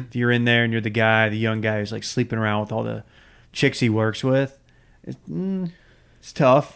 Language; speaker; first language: English; native; English